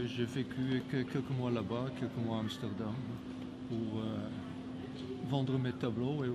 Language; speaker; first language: French; non-native, fluent; Dutch